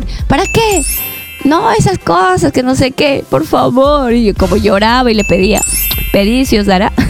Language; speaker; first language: Spanish; native; Spanish